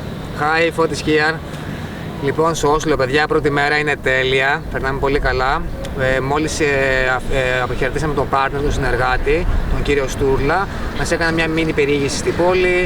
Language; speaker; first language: Greek; native; Greek